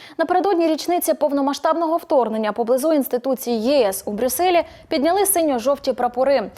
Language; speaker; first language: Ukrainian; native; Ukrainian